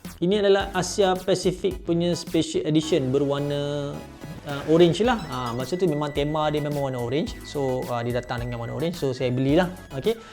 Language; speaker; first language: Malay; native; Malay